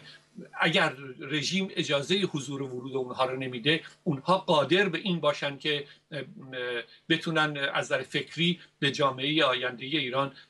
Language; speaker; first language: Persian; native; Persian